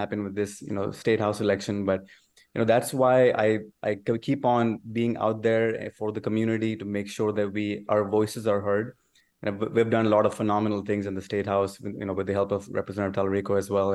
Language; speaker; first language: English; non-native, local second language; Urdu